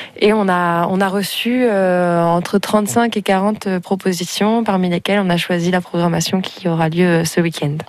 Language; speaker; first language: French; native; French